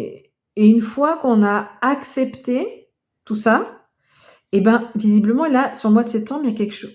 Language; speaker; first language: French; native; French